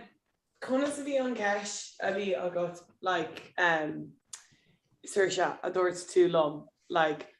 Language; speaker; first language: Irish; non-native, local second language; English